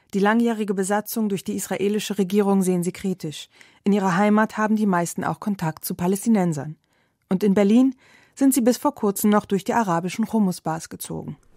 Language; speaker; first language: German; native; German